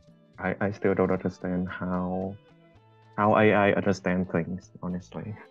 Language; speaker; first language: English; non-native, fluent; Vietnamese